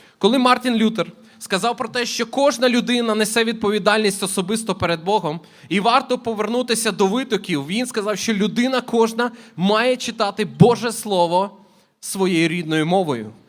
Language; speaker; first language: Ukrainian; native; Ukrainian